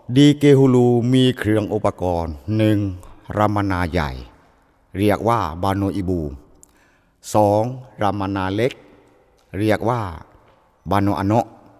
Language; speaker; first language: Thai; non-native, local second language; Pattani Malay